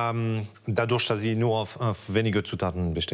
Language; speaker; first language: German; non-native, fluent; French